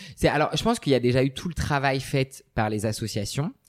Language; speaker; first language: French; native; French